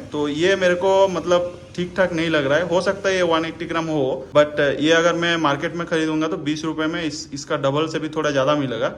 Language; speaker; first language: Hindi; non-native, local second language; Bangla